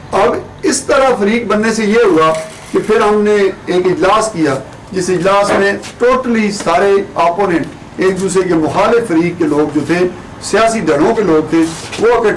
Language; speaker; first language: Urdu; non-native, local second language; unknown